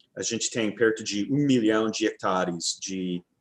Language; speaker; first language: Portuguese; non-native, fluent; English